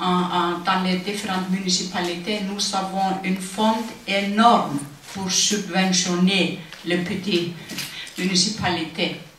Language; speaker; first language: French; non-native, fluent; Icelandic